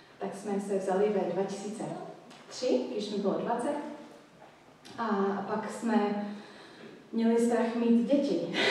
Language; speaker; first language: Czech; non-native, fluent; English